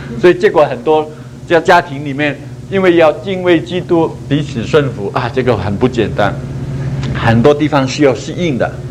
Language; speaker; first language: Chinese; non-native, local second language; Cantonese